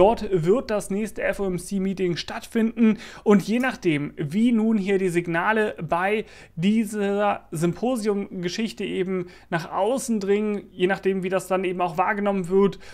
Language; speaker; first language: German; native; German